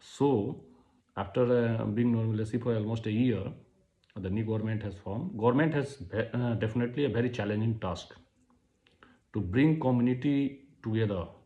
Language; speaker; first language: English; non-native, local second language; Hindi